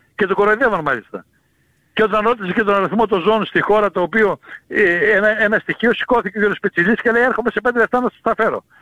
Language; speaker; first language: Greek; native; Greek